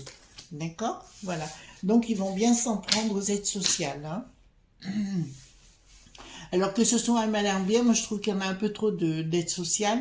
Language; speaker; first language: French; native; French